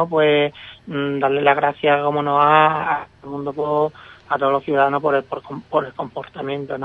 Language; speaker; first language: Spanish; native; Spanish